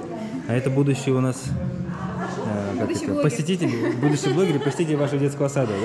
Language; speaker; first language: Russian; native; Russian